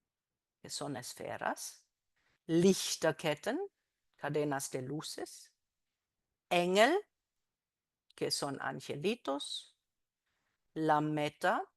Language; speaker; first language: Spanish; non-native, fluent; German